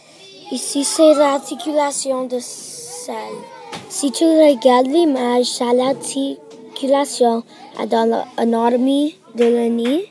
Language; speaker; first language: French; non-native, learner; English